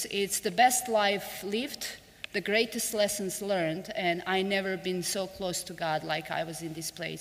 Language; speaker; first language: English; non-native, fluent; Serbian